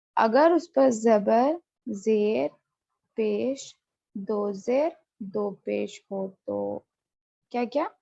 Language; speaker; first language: Urdu; native; Urdu